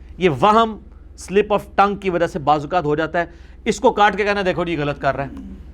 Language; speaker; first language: Urdu; non-native, local second language; Punjabi